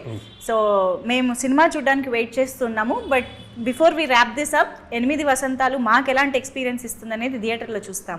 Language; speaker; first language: Telugu; native; Telugu